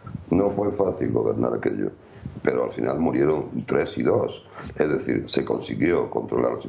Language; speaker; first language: Spanish; native; Spanish